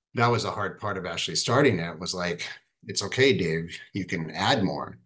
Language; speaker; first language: English; native; English